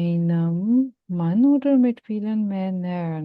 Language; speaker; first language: German; non-native, fluent; Urdu